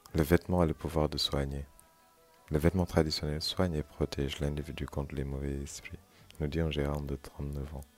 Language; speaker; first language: French; non-native, local second language; Wolof